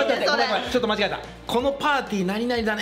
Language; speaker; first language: Japanese; native; Japanese